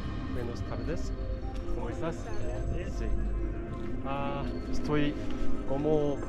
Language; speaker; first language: Spanish; non-native, learner; Korean